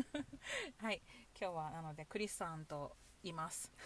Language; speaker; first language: Japanese; native; Japanese